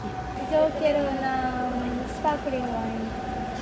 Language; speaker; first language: Spanish; non-native, learner; Japanese